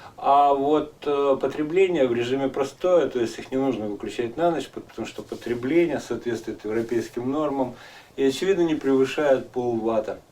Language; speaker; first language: Russian; native; Russian